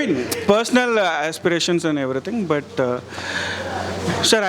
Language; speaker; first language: Telugu; non-native, learner; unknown